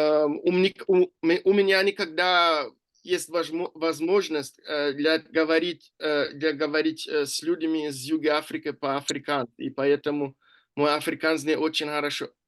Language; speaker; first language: Russian; non-native, learner; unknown